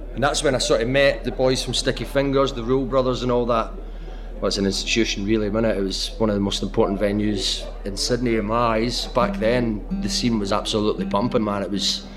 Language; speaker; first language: English; native; English